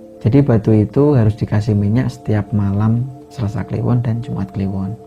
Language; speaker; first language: Indonesian; native; Indonesian